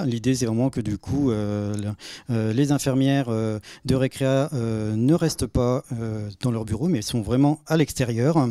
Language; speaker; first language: French; native; French